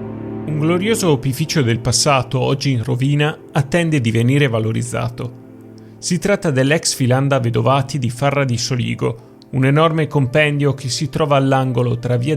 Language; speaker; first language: Italian; native; Italian